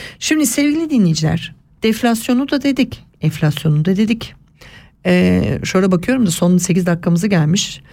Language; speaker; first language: Turkish; early bilingual, heritage; Turkish